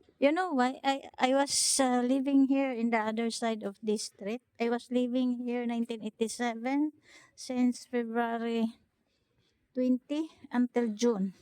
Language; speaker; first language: English; non-native, learner; Filipino